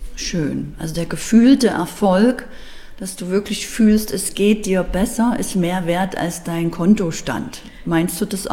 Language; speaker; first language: German; native; German